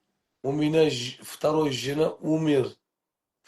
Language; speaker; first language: Russian; non-native, learner; Uzbek